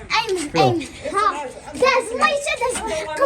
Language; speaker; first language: Arabic; native; Arabic